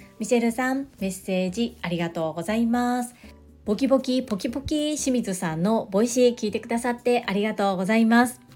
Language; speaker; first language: Japanese; native; Japanese